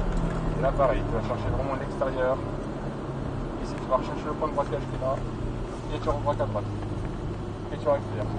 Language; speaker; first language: French; native; French